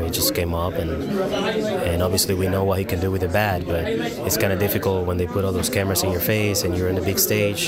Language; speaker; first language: English; non-native, fluent; Spanish